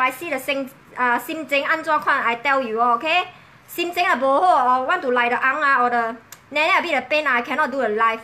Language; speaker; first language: English; non-native, local second language; Min Nan Chinese